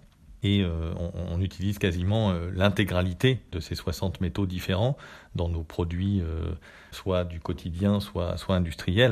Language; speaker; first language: French; native; French